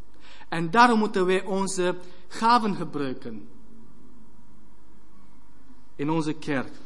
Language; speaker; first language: Dutch; non-native, fluent; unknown